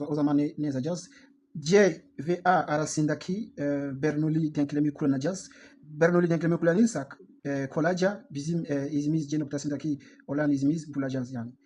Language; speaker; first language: Turkish; non-native, learner; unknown